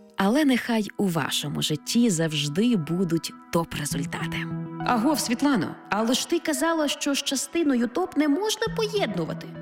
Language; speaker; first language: Ukrainian; native; Ukrainian